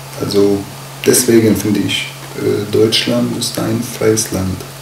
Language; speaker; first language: German; non-native, fluent; Arabic